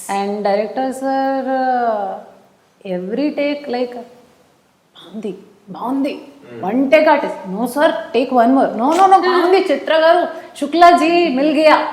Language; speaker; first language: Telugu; non-native, learner; Hindi